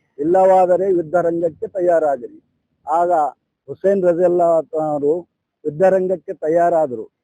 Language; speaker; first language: Kannada; non-native, local second language; Urdu